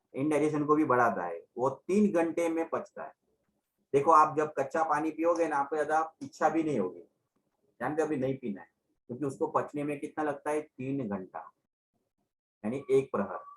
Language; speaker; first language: Hindi; non-native, local second language; Gujarati